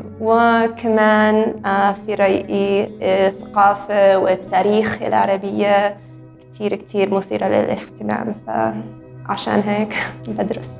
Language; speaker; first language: Arabic; non-native, fluent; Hungarian